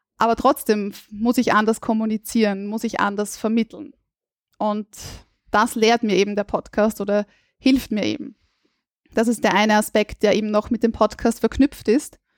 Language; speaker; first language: German; native; German